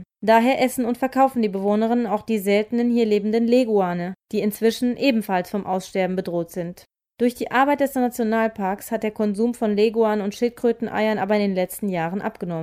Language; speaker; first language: German; native; German